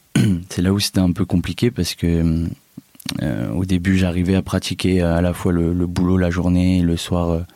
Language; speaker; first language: French; native; French